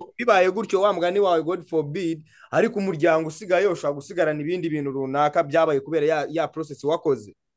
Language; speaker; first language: Kinyarwanda; native; Kinyarwanda